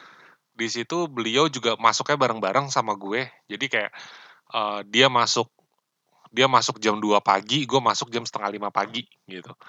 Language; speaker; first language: Indonesian; native; Indonesian